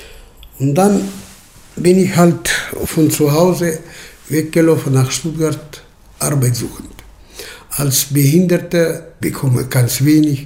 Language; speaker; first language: German; early bilingual, heritage; German